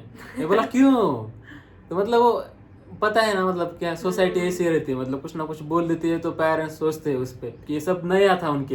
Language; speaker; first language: Hindi; non-native, local second language; Marathi